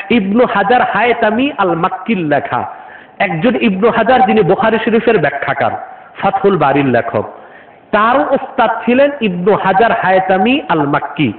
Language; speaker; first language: Bangla; non-native, local second language; Urdu